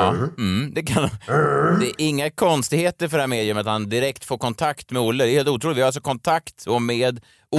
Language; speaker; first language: Swedish; native; Swedish